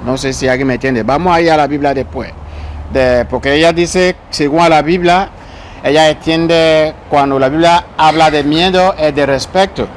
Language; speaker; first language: Spanish; non-native, learner; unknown